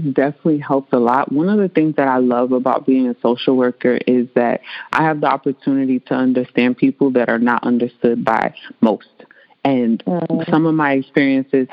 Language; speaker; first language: English; early bilingual, other home language; Spanish